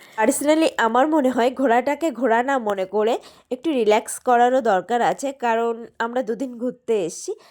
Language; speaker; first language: Bangla; native; Bangla